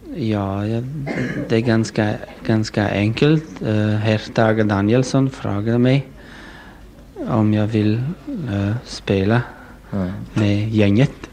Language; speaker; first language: Swedish; non-native, fluent; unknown